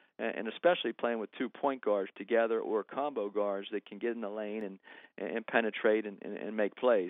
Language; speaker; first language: English; native; English